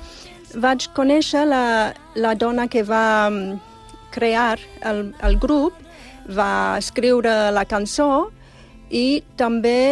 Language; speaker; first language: Catalan; non-native, fluent; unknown